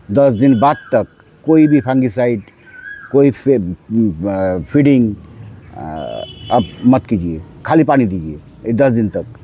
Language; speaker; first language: Hindi; non-native, local second language; Bangla